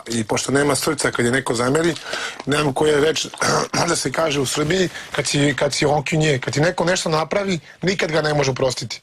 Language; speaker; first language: Bosnian; early bilingual, heritage; Serbian